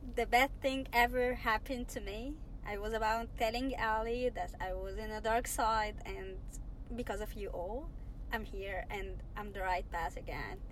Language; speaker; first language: English; non-native, fluent; Arabic